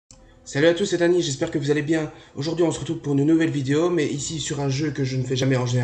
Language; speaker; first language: French; native; French